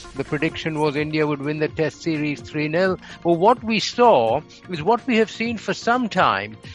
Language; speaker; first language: English; non-native, local second language; Bangla